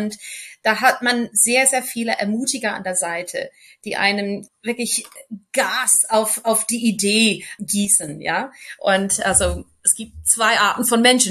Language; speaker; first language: German; non-native, fluent; English